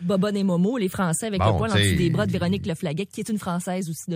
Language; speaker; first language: French; native; French